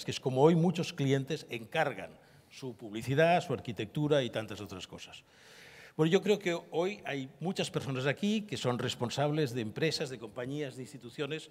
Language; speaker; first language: Spanish; native; Spanish